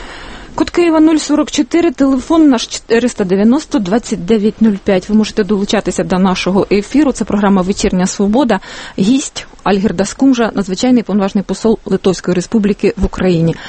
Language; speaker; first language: Ukrainian; native; Ukrainian